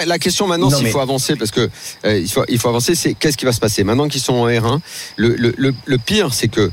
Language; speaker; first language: French; native; French